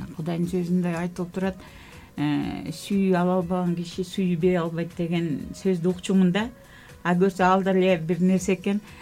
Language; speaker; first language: Kyrgyz; non-native, local second language; Russian